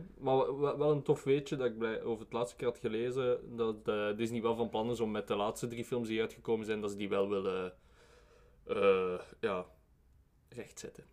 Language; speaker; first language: Dutch; native; Dutch